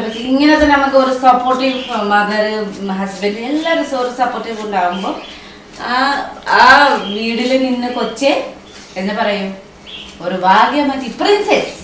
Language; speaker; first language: Malayalam; non-native, learner; Nepali